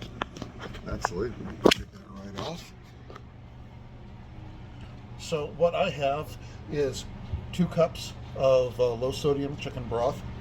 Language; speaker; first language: English; native; English